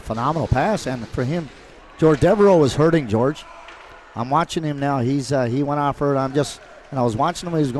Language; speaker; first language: English; native; English